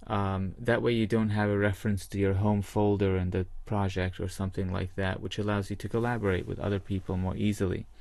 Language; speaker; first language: English; native; English